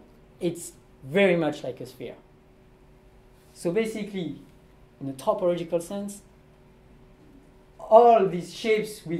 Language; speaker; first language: English; non-native, fluent; French